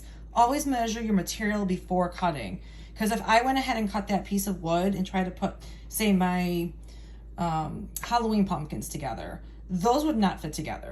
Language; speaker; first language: English; native; English